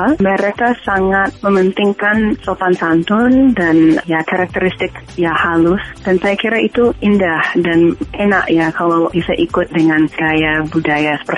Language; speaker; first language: Indonesian; non-native, fluent; English